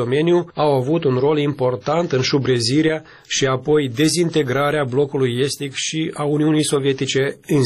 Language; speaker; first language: Romanian; native; Romanian